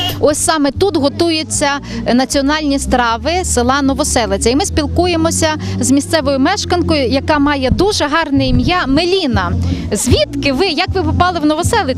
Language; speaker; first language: Ukrainian; native; Ukrainian